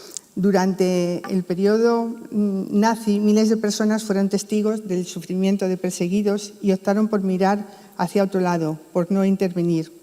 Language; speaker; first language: Spanish; native; Spanish